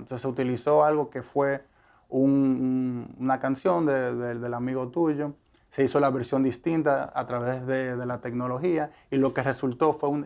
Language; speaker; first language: Spanish; native; Spanish